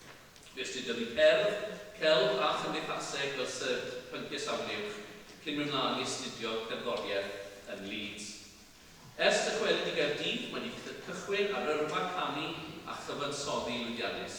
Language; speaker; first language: Welsh; native; Welsh